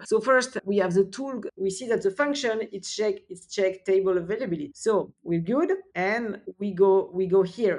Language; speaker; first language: English; non-native, fluent; French